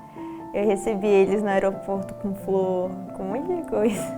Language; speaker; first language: Portuguese; early bilingual, heritage; Portuguese